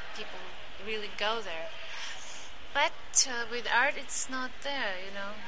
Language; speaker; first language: English; non-native, fluent; Croatian